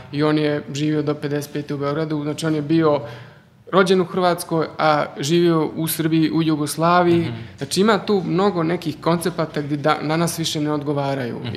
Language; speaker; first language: Serbian; early bilingual, heritage; Serbian